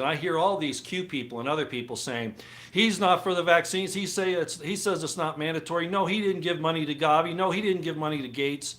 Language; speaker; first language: English; native; English